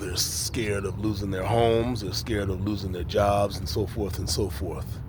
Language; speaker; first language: English; native; English